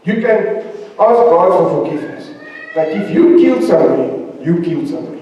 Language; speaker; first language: English; non-native, local second language; Afrikaans